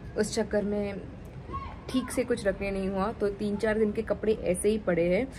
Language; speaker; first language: Hindi; non-native, local second language; Tulu